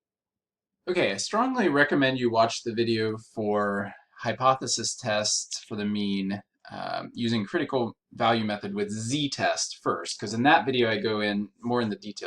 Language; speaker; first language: English; native; English